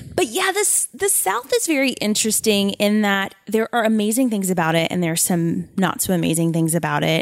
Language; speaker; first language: English; native; English